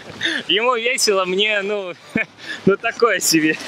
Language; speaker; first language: Russian; native; Russian